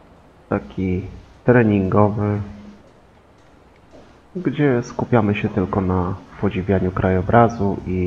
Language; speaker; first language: Polish; native; Polish